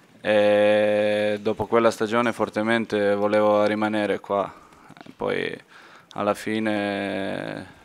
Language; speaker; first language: Italian; non-native, fluent; Serbian